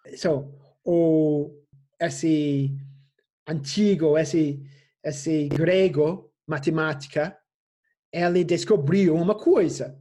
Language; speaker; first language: Portuguese; non-native, fluent; English